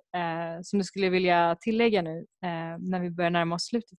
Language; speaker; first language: Swedish; native; Swedish